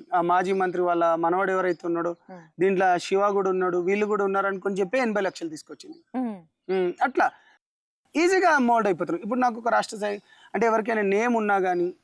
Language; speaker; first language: Telugu; non-native, local second language; Lambadi